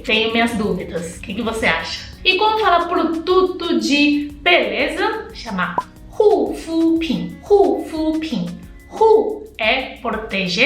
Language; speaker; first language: Portuguese; non-native, fluent; Chinese